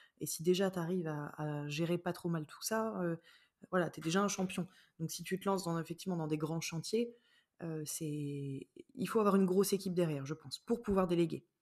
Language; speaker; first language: French; native; French